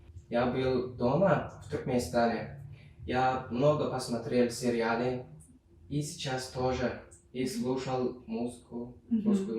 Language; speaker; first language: Russian; non-native, learner; Turkmen